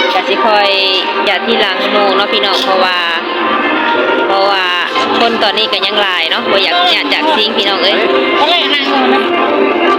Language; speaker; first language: Thai; non-native, local second language; Lao